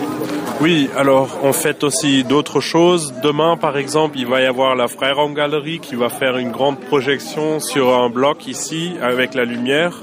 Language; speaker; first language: French; non-native, fluent; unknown